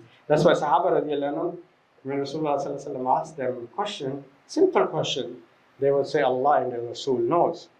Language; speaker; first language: English; non-native, fluent; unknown